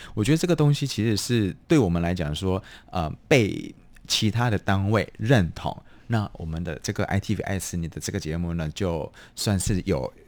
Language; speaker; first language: Chinese; non-native, fluent; Indonesian